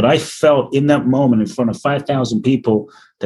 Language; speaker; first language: English; native; English